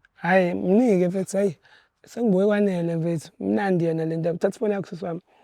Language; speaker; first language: Zulu; native; Zulu